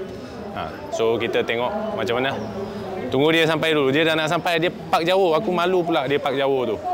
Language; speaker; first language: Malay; non-native, local second language; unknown